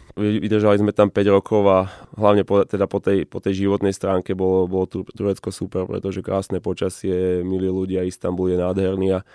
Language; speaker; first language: Slovak; native; Slovak